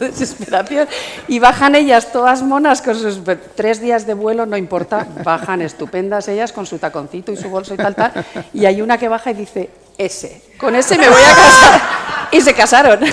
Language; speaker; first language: Spanish; native; Spanish